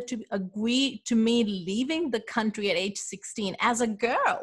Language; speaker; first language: English; non-native, local second language; Urdu